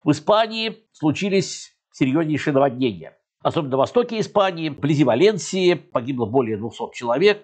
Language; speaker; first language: Russian; native; Russian